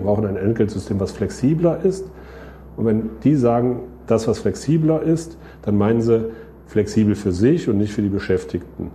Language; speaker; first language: German; native; German